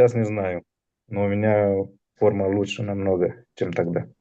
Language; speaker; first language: Russian; non-native, fluent; Romanian